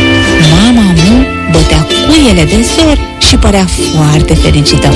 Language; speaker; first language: Romanian; native; Romanian